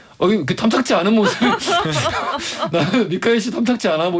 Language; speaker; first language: Korean; native; Korean